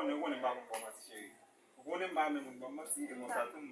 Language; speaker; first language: French; non-native, learner; Haitian Creole